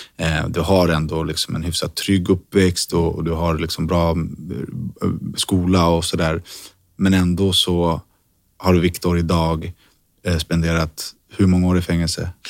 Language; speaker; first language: Swedish; native; Swedish